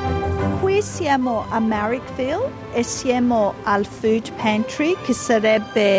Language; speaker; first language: Italian; early bilingual, heritage; Italian